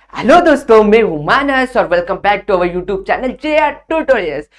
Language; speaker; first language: Hindi; non-native, local second language; Marathi